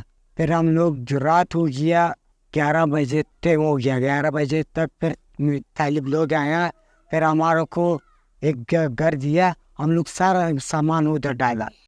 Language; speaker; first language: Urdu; early bilingual, other home language; Pashto